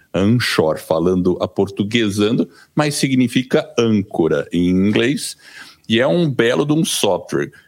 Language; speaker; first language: Portuguese; early bilingual, other home language; English